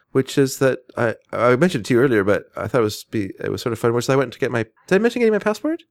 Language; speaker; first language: English; native; English